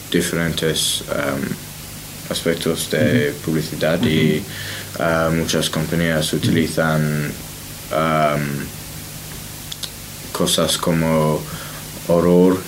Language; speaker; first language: Spanish; non-native, learner; English